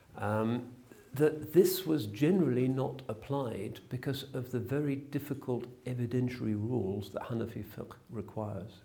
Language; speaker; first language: English; native; English